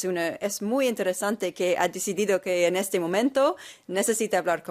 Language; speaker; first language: Spanish; non-native, fluent; English